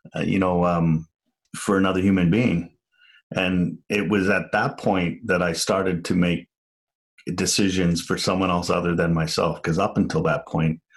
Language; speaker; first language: English; native; English